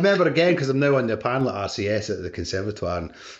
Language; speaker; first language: English; native; English